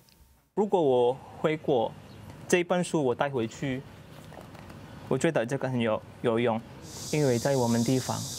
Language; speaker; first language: Chinese; non-native, learner; Indonesian